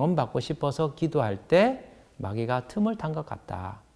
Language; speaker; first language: Korean; native; Korean